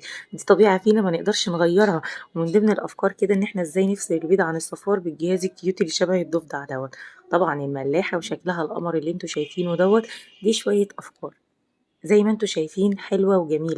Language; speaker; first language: Arabic; native; Arabic